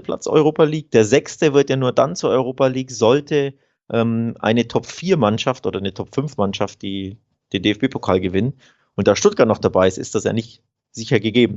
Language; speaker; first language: German; native; German